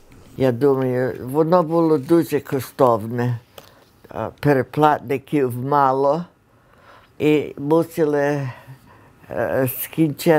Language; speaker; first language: Ukrainian; early bilingual, heritage; Ukrainian